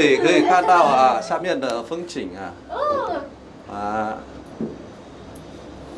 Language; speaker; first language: Chinese; non-native, learner; Vietnamese